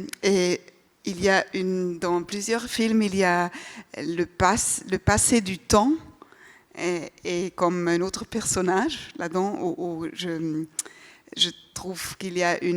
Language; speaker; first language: French; non-native, learner; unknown